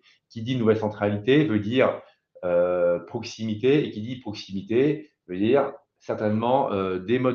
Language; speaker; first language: French; native; French